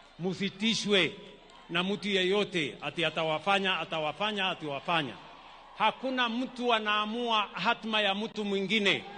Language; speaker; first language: Swahili; non-native, local second language; Kalenjin